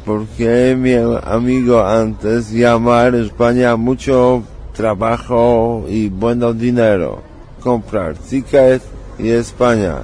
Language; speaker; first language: Spanish; non-native, learner; Polish